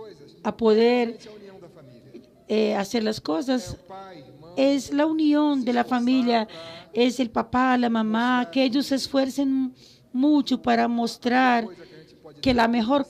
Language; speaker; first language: Spanish; non-native, fluent; Portuguese